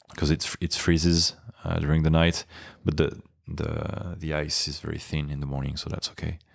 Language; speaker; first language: English; non-native, fluent; French